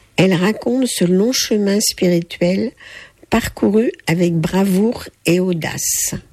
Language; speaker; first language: French; native; French